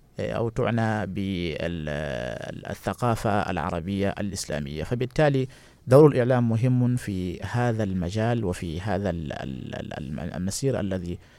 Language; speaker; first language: Arabic; non-native, fluent; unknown